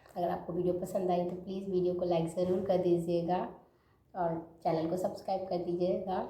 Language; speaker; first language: Hindi; native; Hindi